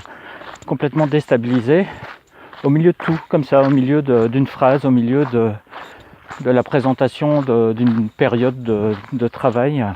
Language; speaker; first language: French; native; French